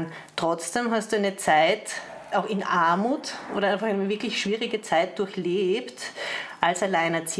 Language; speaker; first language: German; native; German